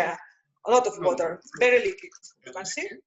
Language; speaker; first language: English; non-native, learner; Spanish